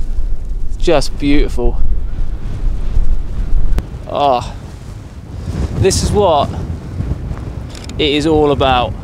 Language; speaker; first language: English; native; English